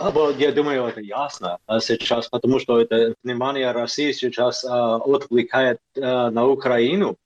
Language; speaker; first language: Russian; non-native, fluent; English